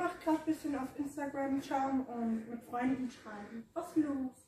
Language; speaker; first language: German; native; German